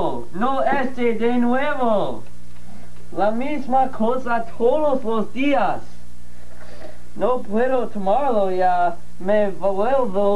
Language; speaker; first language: Spanish; non-native, learner; English